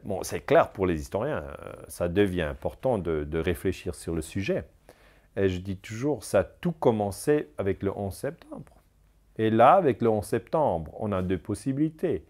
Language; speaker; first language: French; non-native, local second language; German